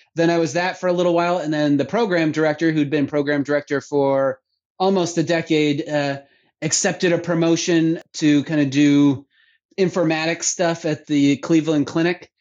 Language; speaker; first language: English; native; English